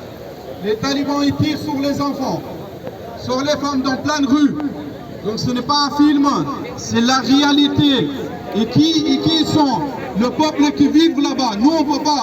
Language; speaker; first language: French; non-native, fluent; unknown